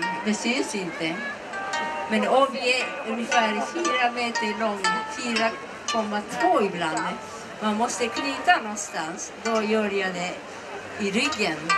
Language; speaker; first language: Swedish; non-native, learner; Japanese